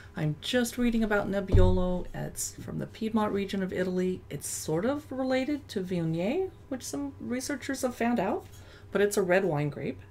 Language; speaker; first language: English; native; English